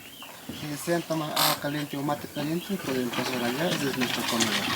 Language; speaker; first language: Spanish; non-native, local second language; Aymara